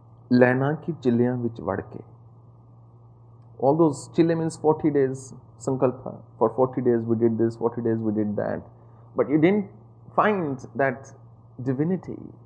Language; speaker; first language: English; non-native, local second language; Punjabi